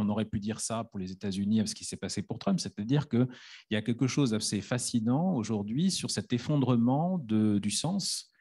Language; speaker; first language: French; native; French